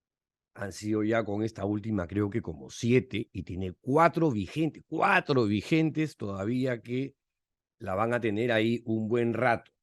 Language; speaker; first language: Spanish; native; Spanish